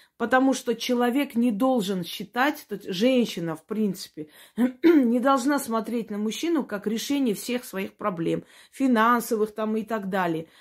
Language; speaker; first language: Russian; non-native, local second language; Armenian